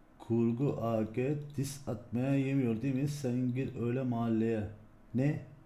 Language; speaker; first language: Turkish; early bilingual, heritage; Turkish